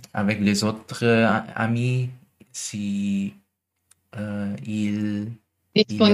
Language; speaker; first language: French; non-native, learner; German